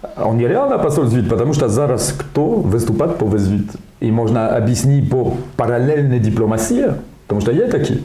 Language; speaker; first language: Ukrainian; non-native, learner; French